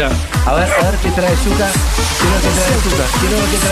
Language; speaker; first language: Spanish; native; Spanish